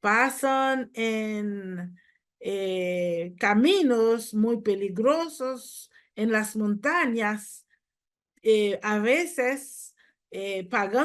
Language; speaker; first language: Spanish; non-native, fluent; Haitian Creole